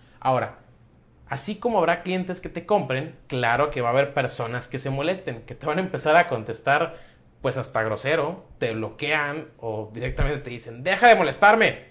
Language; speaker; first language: Spanish; native; Spanish